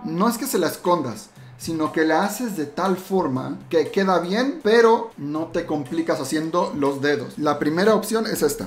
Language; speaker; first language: Spanish; native; Spanish